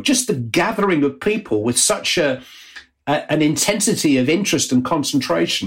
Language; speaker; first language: English; native; English